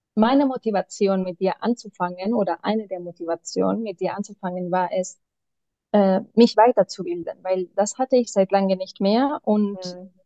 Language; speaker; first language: German; non-native, fluent; Spanish